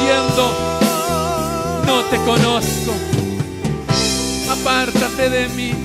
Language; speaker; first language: Spanish; native; Spanish